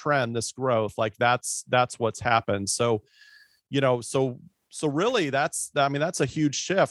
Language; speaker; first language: English; native; English